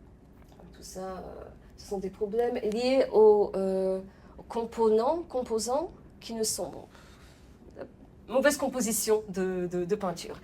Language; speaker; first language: French; non-native, fluent; Polish